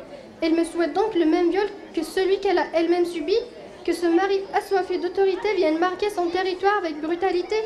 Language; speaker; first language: French; non-native, local second language; Kabyle